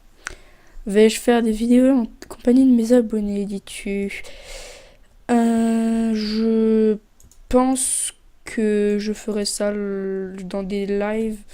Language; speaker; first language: French; native; French